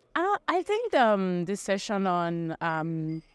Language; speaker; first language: English; non-native, local second language; Yoruba